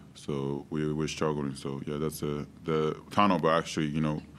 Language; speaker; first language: English; non-native, fluent; Japanese